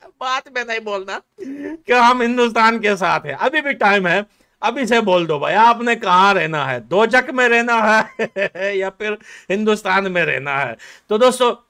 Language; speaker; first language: Hindi; non-native, fluent; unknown